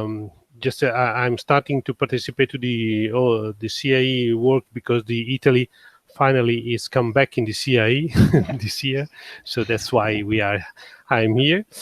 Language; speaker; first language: English; non-native, fluent; Italian